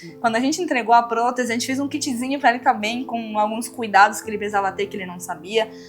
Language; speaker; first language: Portuguese; non-native, fluent; Spanish